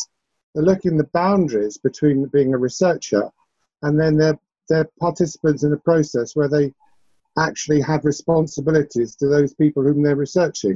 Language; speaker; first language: English; native; English